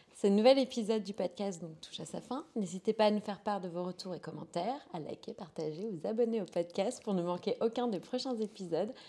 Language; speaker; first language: French; native; French